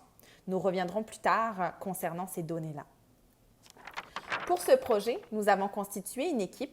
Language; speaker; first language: French; native; French